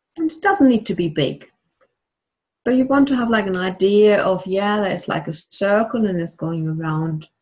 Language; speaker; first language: English; non-native, fluent; German